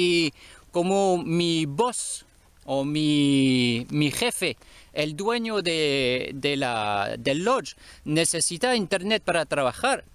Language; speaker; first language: Spanish; non-native, learner; French